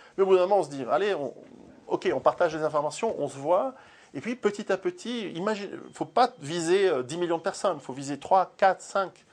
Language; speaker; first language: French; early bilingual, other home language; Italian